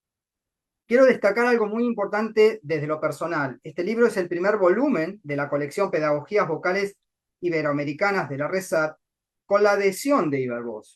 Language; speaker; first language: Spanish; native; Spanish